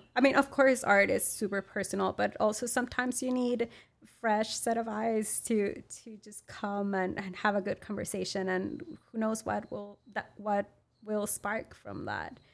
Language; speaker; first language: English; non-native, fluent; Spanish